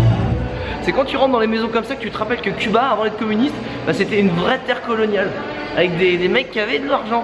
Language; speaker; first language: French; native; French